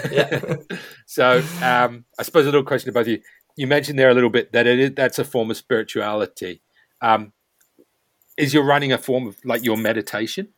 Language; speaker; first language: English; native; English